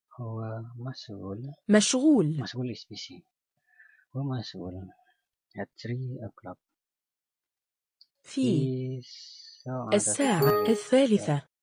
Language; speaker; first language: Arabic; non-native, learner; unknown